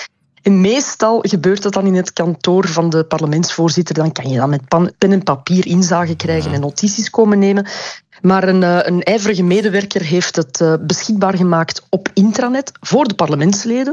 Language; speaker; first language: Dutch; native; Dutch